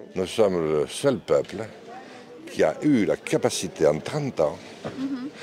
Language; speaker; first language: French; non-native, local second language; Occitan